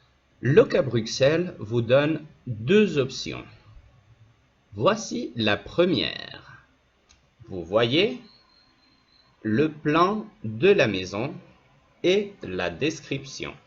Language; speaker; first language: French; non-native, fluent; Spanish